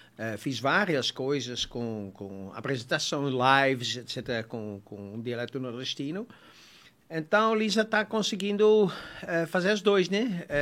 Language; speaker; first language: Portuguese; non-native, fluent; Dutch